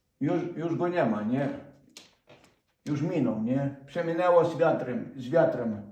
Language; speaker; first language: Polish; non-native, fluent; Ukrainian